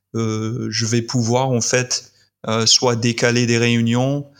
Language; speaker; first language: French; non-native, fluent; English